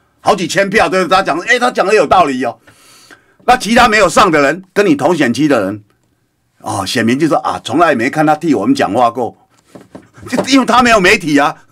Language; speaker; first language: Chinese; native; Chinese